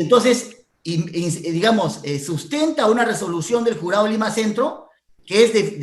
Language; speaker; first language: Spanish; native; Spanish